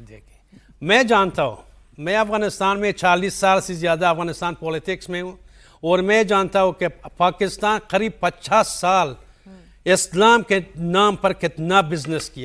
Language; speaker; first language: Hindi; non-native, fluent; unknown